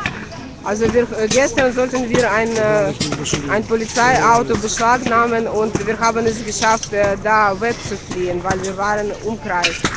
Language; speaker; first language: German; non-native, fluent; Ukrainian